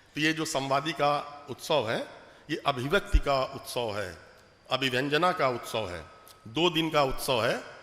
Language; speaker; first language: Hindi; native; Hindi